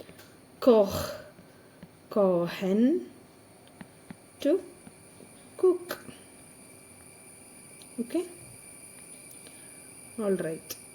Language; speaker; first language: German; non-native, fluent; Malayalam